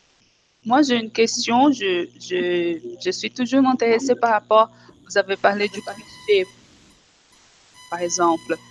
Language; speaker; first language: French; non-native, fluent; Portuguese